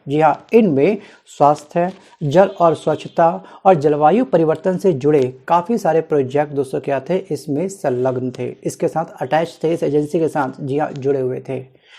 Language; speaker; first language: Hindi; native; Hindi